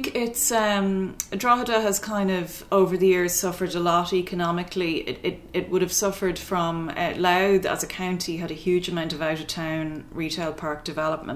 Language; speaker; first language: English; native; English